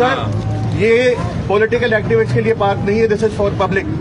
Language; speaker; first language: Urdu; native; Urdu